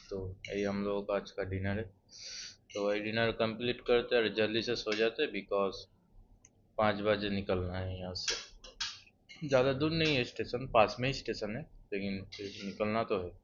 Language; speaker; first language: Hindi; non-native, local second language; Bangla